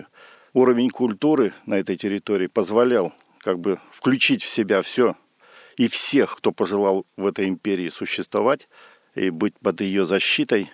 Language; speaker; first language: Russian; native; Russian